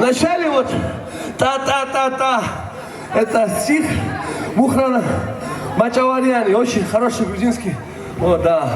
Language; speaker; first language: Russian; non-native, fluent; Georgian